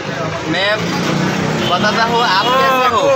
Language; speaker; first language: Hindi; non-native, learner; Bangla